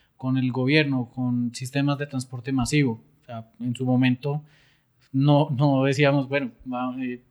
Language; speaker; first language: Spanish; native; Spanish